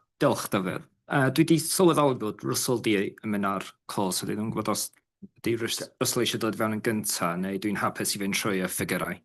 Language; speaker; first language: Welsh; native; Welsh